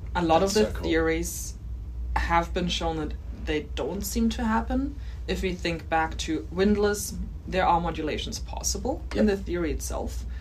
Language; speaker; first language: English; non-native, fluent; German